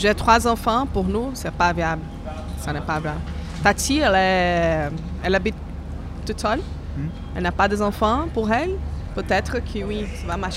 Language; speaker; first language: French; non-native, fluent; Portuguese